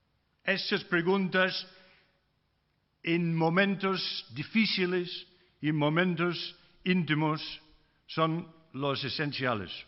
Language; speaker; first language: Spanish; non-native, fluent; English